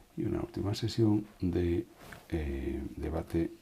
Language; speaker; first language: Spanish; native; Spanish